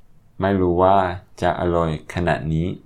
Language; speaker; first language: Thai; non-native, learner; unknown